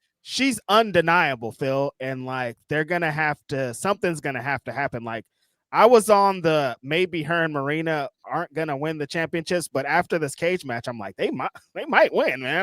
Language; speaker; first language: English; native; English